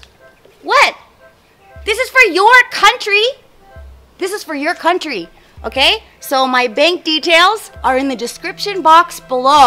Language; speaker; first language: English; non-native, fluent; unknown